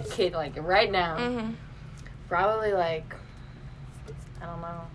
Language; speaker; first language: English; non-native, fluent; Czech